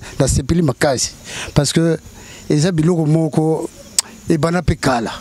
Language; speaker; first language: Lingala; non-native, local second language; Kongo